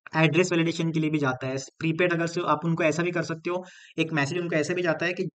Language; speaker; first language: Hindi; non-native, local second language; Marathi